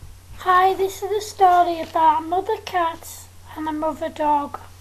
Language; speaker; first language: English; native; English